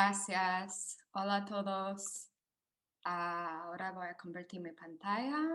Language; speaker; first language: Spanish; non-native, fluent; English